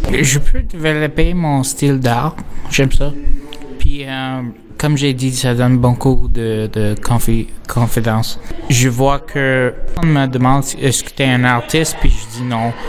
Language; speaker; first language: French; non-native, local second language; English